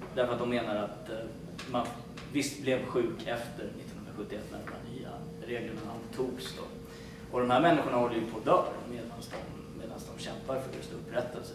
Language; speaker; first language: Swedish; native; Swedish